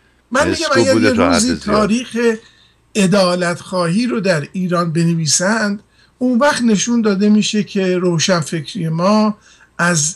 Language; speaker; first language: Persian; native; Persian